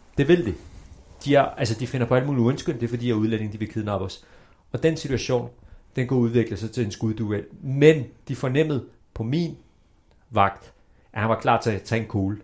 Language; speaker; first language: Danish; early bilingual, other home language; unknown